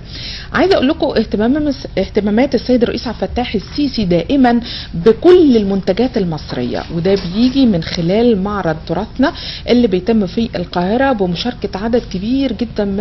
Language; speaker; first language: Arabic; native; Arabic